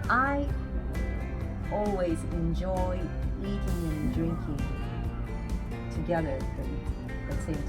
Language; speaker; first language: English; non-native, learner; Japanese